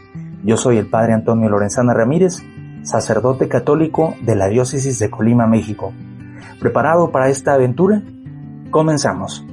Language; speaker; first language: Spanish; native; Spanish